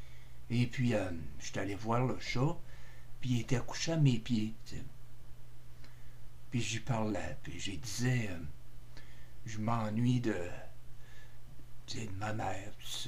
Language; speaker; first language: French; native; French